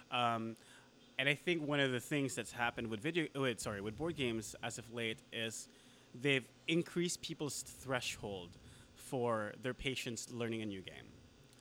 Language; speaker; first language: English; non-native, local second language; Filipino